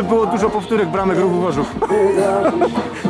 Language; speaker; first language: Polish; native; Polish